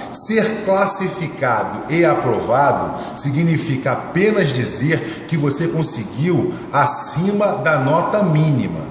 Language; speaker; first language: Portuguese; native; Portuguese